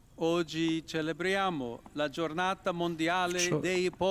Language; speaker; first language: Italian; non-native, fluent; English